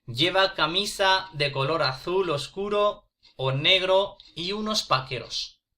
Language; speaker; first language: Spanish; non-native, fluent; Urdu